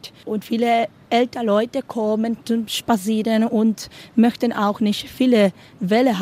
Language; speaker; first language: German; non-native, learner; Spanish